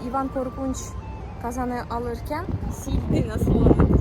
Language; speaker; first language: Turkish; non-native, fluent; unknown